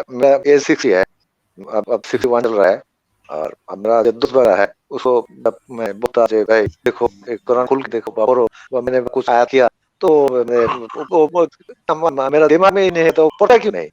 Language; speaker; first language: Hindi; non-native, learner; Bangla